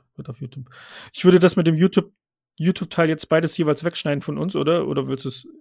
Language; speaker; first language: German; early bilingual, other home language; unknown